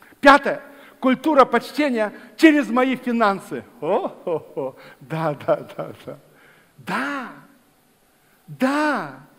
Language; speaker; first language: Russian; native; Russian